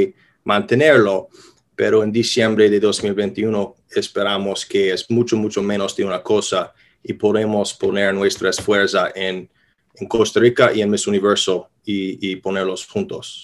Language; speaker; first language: Spanish; non-native, fluent; English